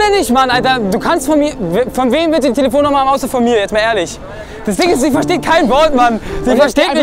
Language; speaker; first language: German; native; German